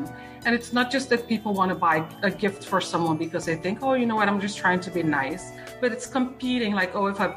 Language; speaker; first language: English; non-native, fluent; Dutch